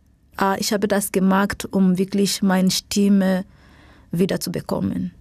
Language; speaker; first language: German; non-native, learner; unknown